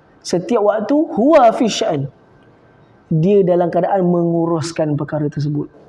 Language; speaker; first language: Malay; native; Malay